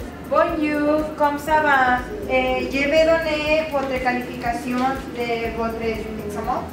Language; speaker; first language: French; non-native, learner; Spanish